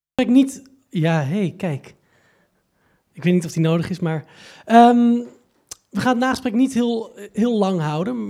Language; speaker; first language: Dutch; native; Dutch